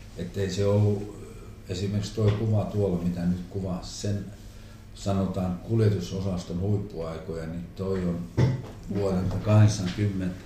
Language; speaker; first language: Finnish; non-native, local second language; Swedish